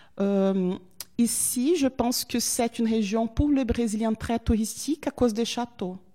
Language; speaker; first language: French; non-native, fluent; Portuguese